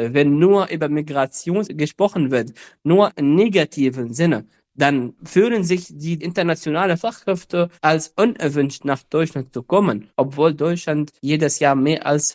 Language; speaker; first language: German; non-native, fluent; Arabic